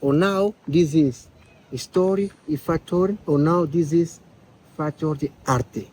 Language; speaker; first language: English; non-native, learner; Portuguese